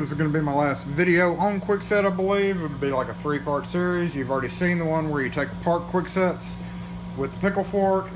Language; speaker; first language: English; native; English